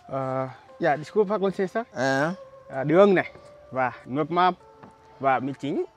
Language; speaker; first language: Vietnamese; non-native, learner; Portuguese